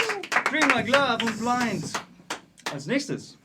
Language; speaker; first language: German; native; German